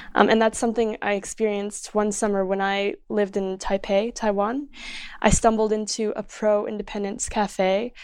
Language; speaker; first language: English; early bilingual, other home language; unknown